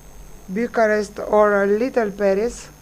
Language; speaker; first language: English; non-native, learner; Romanian